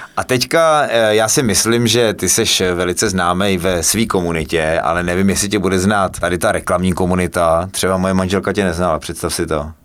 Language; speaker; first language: Czech; native; Czech